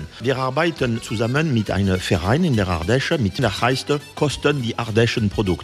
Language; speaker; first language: German; non-native, learner; French